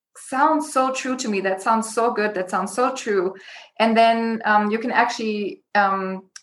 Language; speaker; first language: English; non-native, fluent; German